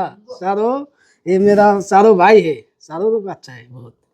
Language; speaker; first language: Hindi; non-native, learner; Bangla